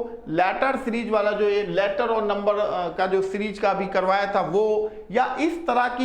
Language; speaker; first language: Hindi; native; Hindi